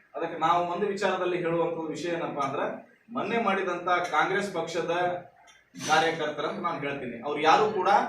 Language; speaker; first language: Kannada; non-native, local second language; Lambadi